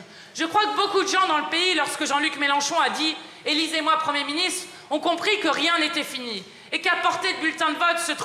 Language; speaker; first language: French; native; French